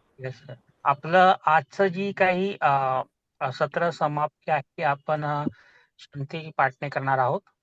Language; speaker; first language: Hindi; non-native, local second language; Marathi